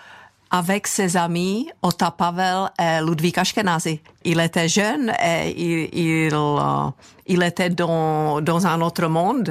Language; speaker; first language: French; non-native, fluent; Czech